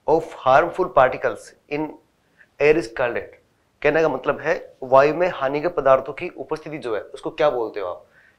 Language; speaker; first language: Hindi; native; Hindi